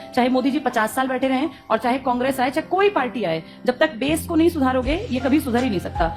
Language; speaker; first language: Hindi; native; Hindi